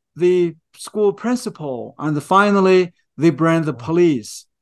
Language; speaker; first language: English; non-native, fluent; Chinese